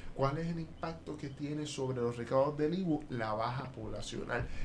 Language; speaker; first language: Spanish; native; Spanish